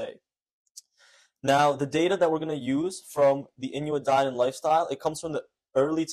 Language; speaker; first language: English; native; English